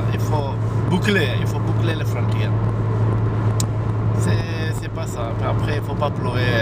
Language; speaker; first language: French; non-native, fluent; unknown